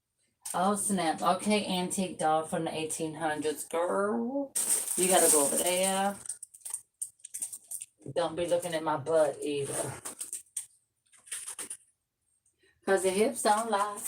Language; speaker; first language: English; native; English